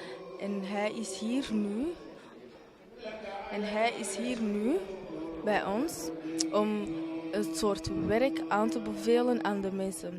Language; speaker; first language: Dutch; early bilingual, other home language; Wolof